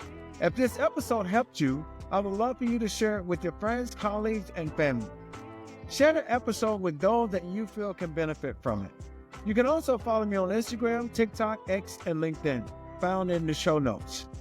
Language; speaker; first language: English; native; English